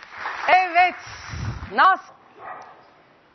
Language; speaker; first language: Turkish; native; Turkish